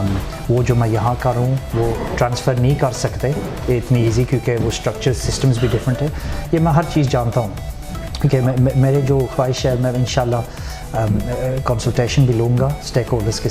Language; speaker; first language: Hindi; early bilingual, heritage; Hindi